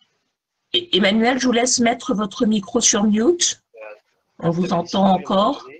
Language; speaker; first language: French; native; French